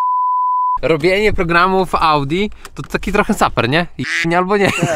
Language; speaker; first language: Polish; native; Polish